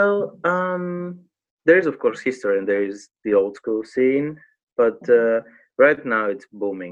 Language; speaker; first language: English; non-native, fluent; Greek